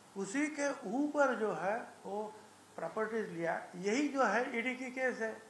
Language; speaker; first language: Hindi; non-native, local second language; Marathi